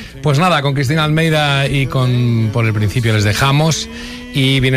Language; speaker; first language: Spanish; native; Spanish